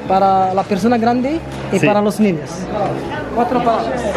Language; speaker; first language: Spanish; non-native, learner; Arabic